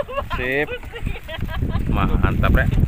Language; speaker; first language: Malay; non-native, local second language; Javanese